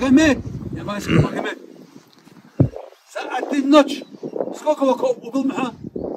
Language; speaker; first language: Russian; non-native, local second language; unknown